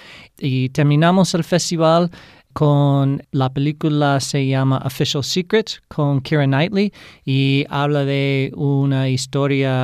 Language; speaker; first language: Spanish; non-native, fluent; English